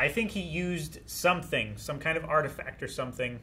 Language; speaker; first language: English; native; English